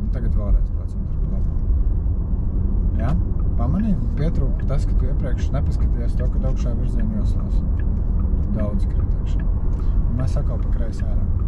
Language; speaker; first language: Latvian; native; Latvian